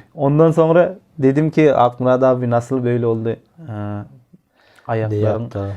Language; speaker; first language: Turkish; non-native, learner; Turkmen